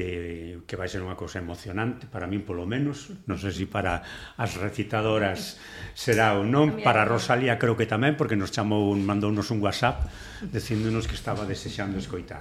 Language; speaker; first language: Galician; native; Galician